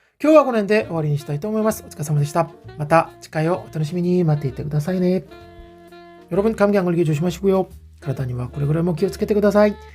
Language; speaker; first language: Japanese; non-native, fluent; Korean